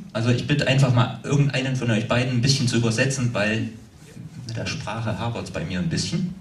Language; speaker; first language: German; native; German